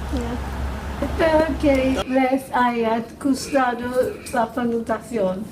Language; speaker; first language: Spanish; non-native, learner; English